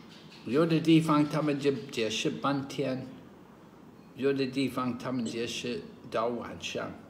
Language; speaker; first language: Chinese; non-native, learner; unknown